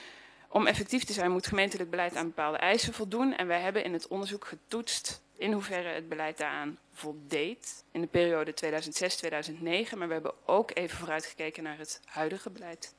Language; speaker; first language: Dutch; native; Dutch